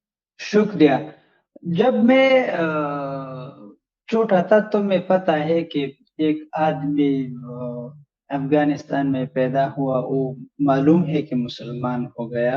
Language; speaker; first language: Hindi; non-native, learner; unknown